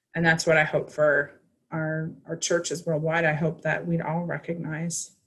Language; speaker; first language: English; native; English